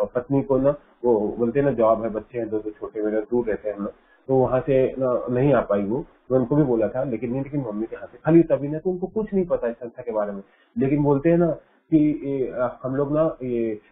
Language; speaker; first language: Hindi; native; Hindi